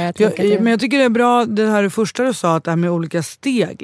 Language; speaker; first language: Swedish; native; Swedish